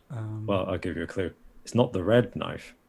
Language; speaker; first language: English; native; English